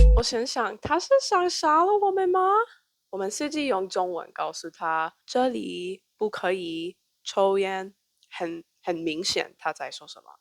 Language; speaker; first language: Chinese; non-native, fluent; English